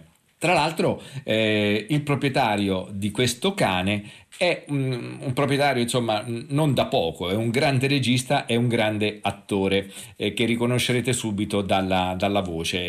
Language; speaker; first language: Italian; native; Italian